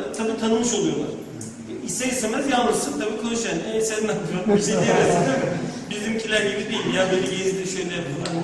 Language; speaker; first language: Turkish; native; Turkish